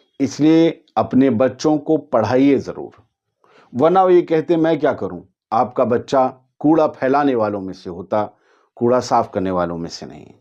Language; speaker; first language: Urdu; native; Urdu